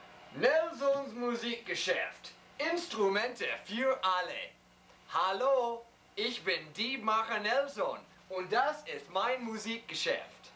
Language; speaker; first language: German; non-native, learner; English